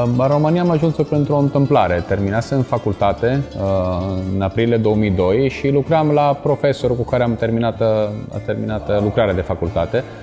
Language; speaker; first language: Romanian; non-native, fluent; Italian